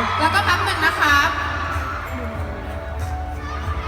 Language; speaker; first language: Thai; native; Thai